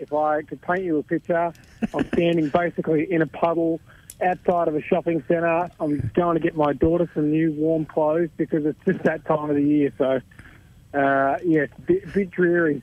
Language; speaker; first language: English; native; English